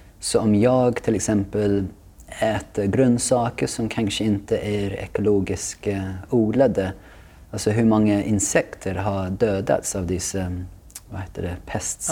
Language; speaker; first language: Swedish; non-native, fluent; English